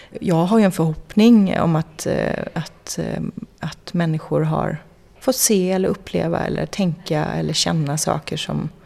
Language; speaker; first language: Swedish; native; Swedish